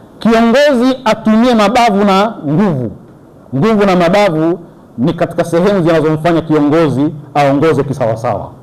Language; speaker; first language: Swahili; native; Swahili